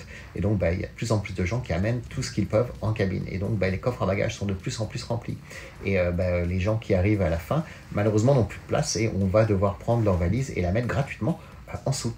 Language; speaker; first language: French; native; French